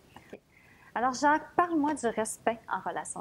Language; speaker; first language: French; native; French